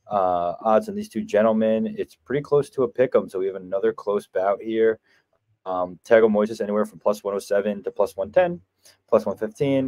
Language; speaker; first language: English; native; English